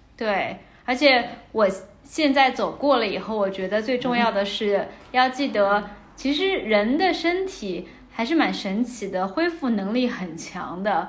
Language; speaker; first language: Chinese; native; Chinese